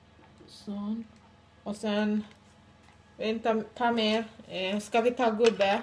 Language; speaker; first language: Swedish; non-native, learner; Filipino